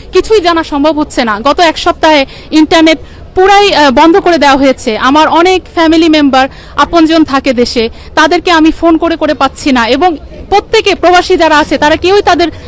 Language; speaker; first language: Bangla; native; Bangla